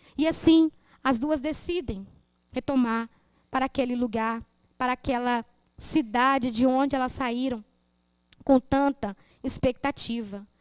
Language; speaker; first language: Portuguese; native; Portuguese